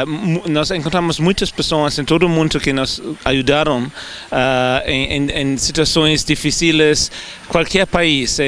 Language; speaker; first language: Portuguese; non-native, fluent; German